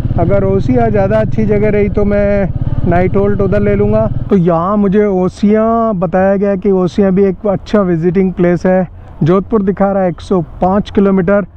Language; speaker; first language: Hindi; native; Hindi